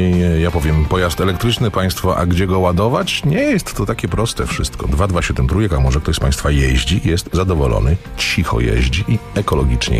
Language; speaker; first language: Polish; native; Polish